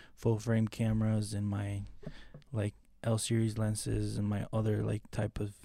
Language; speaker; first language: English; non-native, fluent; Spanish